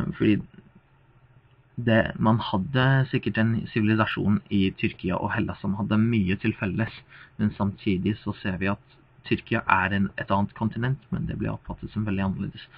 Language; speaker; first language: Norwegian; non-native, fluent; English